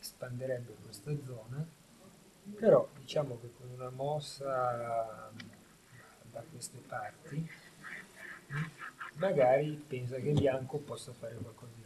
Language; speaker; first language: Italian; native; Italian